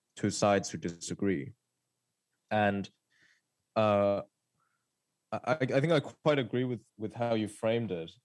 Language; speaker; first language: English; early bilingual, other home language; Korean